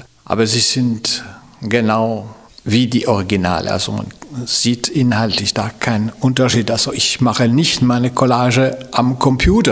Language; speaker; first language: German; non-native, fluent; French